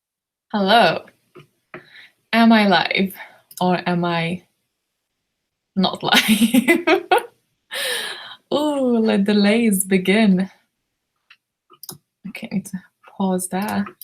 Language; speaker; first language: English; non-native, fluent; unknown